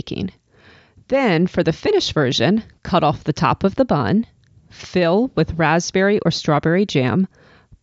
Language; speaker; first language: English; native; English